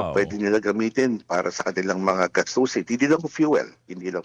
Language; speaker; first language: Filipino; native; Filipino